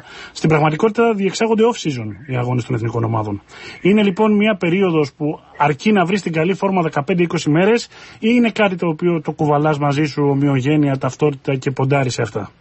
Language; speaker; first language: Greek; native; Greek